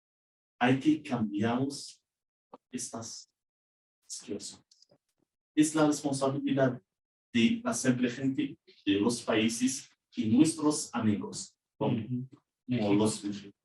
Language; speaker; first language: Spanish; non-native, learner; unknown